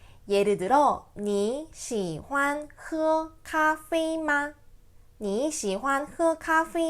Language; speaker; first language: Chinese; non-native, fluent; Korean